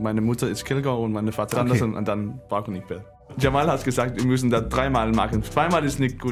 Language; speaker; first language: German; non-native, learner; Danish